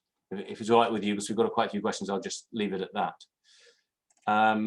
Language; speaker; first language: English; native; English